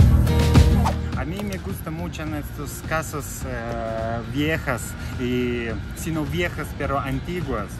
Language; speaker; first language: Spanish; non-native, learner; Russian